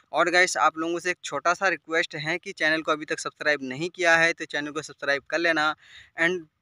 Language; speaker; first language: Hindi; native; Hindi